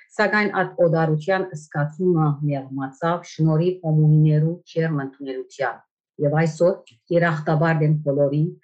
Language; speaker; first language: Armenian; native; Armenian